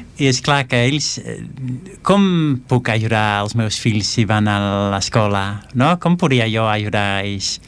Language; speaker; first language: Catalan; non-native, fluent; Dutch